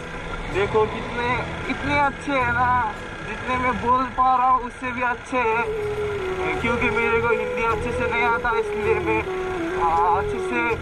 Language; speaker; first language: Hindi; non-native, learner; Nepali